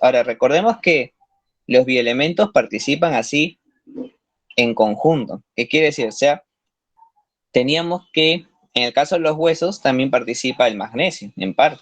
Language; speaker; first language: Spanish; native; Spanish